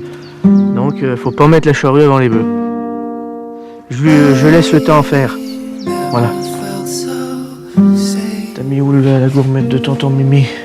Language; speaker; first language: French; native; French